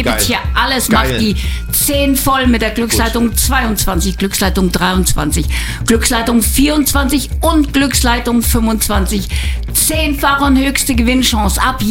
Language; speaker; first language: German; native; German